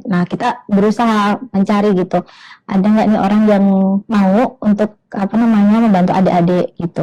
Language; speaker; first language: Indonesian; native; Indonesian